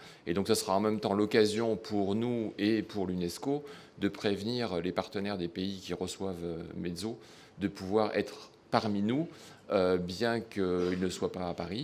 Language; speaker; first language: French; native; French